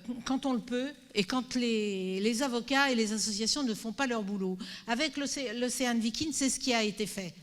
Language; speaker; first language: French; native; French